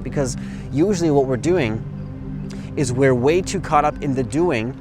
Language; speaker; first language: English; native; English